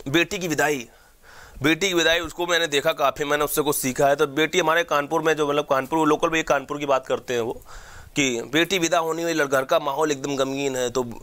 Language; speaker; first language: Hindi; native; Hindi